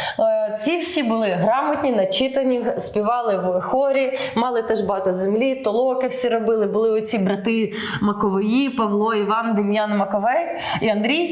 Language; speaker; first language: Ukrainian; early bilingual, heritage; Ukrainian